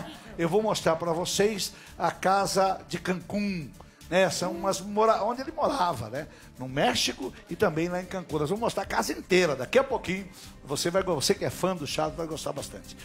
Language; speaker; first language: Portuguese; native; Portuguese